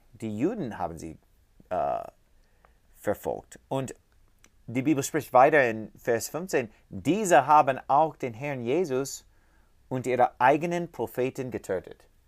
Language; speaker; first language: German; non-native, learner; English